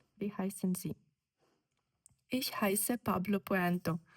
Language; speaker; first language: German; non-native, fluent; Ukrainian